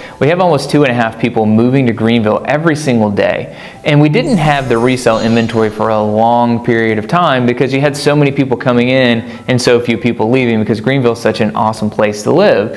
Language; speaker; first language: English; native; English